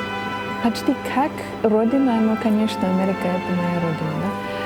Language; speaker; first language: Russian; non-native, fluent; English